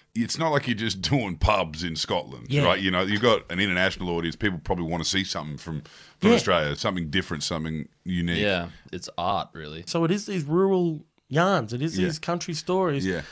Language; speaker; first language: English; native; English